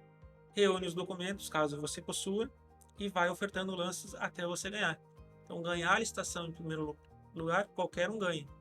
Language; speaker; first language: Portuguese; native; Portuguese